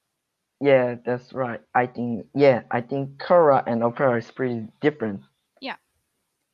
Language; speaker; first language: English; non-native, learner; Korean